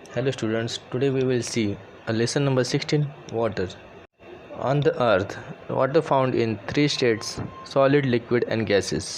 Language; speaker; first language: English; non-native, local second language; Marathi